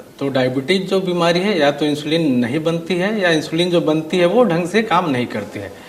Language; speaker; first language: Hindi; native; Hindi